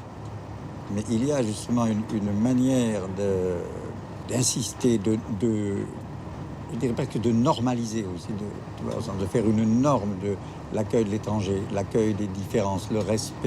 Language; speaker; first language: French; native; French